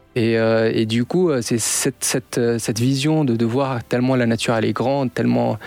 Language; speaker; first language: French; non-native, local second language; Arabic